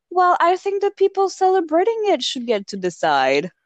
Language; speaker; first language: English; non-native, fluent; French